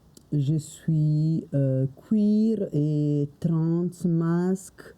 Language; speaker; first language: French; non-native, fluent; Italian